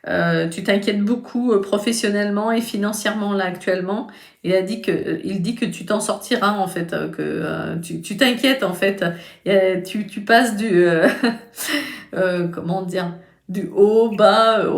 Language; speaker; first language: French; native; French